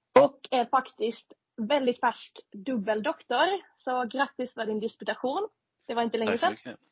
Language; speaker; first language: Swedish; non-native, fluent; Finnish